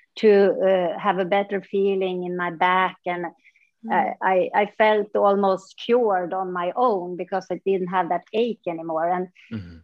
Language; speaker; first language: English; non-native, fluent; Swedish